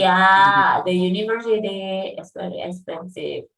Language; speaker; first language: English; non-native, fluent; Indonesian